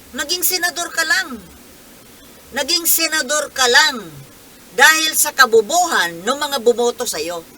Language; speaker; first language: Filipino; non-native, local second language; Bikol